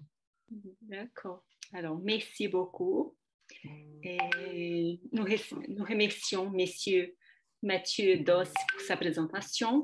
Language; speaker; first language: French; non-native, fluent; Portuguese